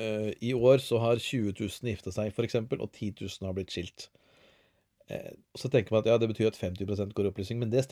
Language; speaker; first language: Norwegian; native; Norwegian